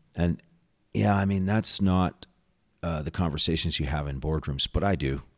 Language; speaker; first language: English; native; English